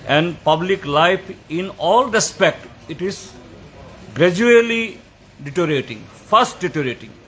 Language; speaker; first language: English; non-native, local second language; Bangla